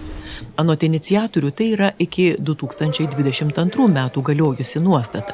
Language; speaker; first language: Lithuanian; native; Lithuanian